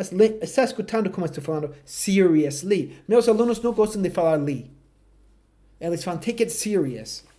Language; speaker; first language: Portuguese; non-native, fluent; English